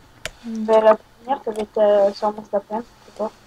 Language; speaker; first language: French; native; French